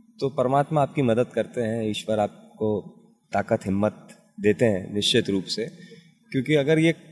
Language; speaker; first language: Hindi; native; Hindi